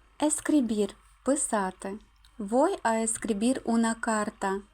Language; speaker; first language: Spanish; non-native, fluent; Ukrainian